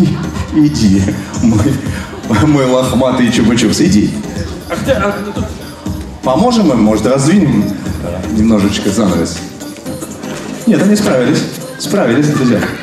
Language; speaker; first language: Russian; native; Russian